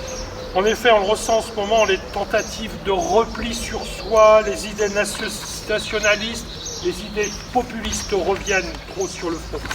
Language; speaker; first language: French; native; French